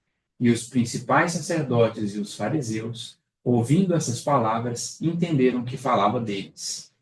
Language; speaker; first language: Portuguese; native; Portuguese